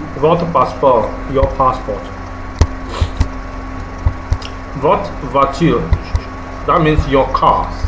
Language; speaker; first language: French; non-native, learner; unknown